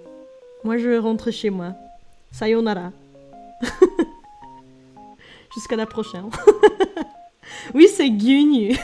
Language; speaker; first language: French; non-native, learner; Dutch